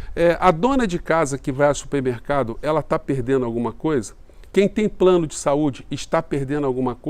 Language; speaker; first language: Portuguese; native; Portuguese